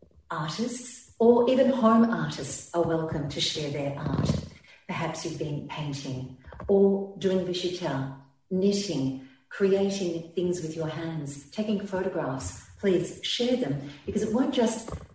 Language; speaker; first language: English; early bilingual, other home language; Ukrainian